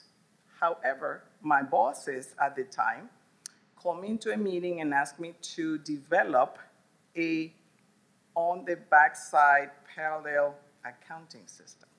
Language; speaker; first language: English; non-native, fluent; Spanish